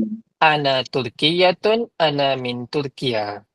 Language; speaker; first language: Arabic; non-native, fluent; Malay